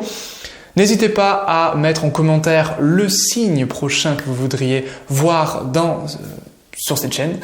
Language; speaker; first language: French; native; French